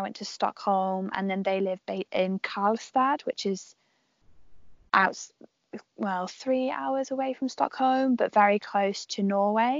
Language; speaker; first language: English; native; English